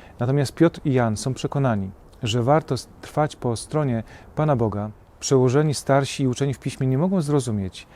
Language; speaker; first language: Polish; native; Polish